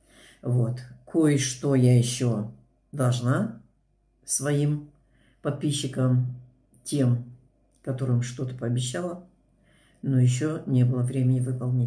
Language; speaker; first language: Russian; native; Russian